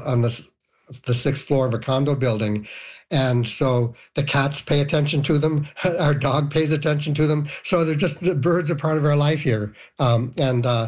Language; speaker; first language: English; native; English